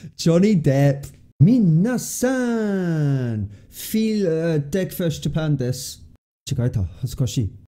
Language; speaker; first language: Japanese; non-native, fluent; English